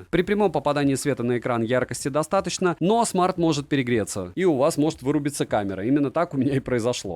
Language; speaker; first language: Russian; native; Russian